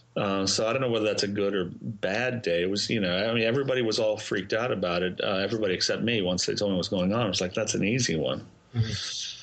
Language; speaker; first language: English; native; English